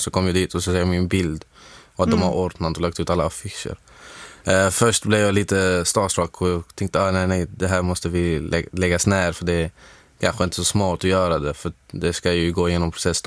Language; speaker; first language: Swedish; non-native, fluent; Arabic